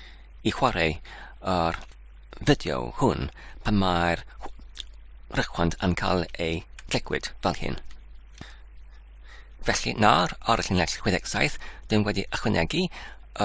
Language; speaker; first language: Welsh; non-native, learner; English